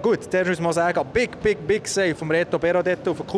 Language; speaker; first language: German; native; German